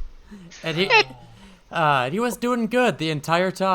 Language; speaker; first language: English; native; English